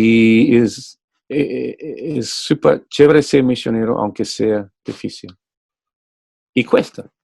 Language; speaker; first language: Spanish; non-native, fluent; English